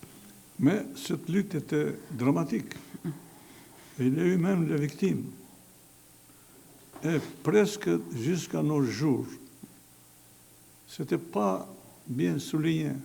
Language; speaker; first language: French; non-native, fluent; Albanian